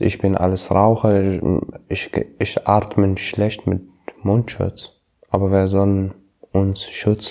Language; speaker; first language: German; non-native, learner; Arabic